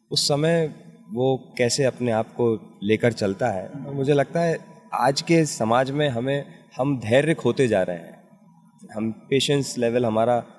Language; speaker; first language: Hindi; native; Hindi